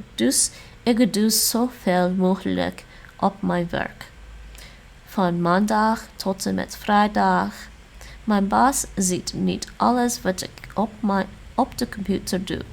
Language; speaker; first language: Dutch; non-native, learner; English